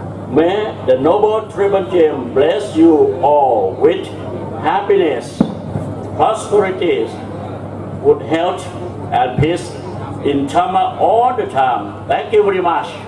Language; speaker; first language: English; non-native, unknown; Thai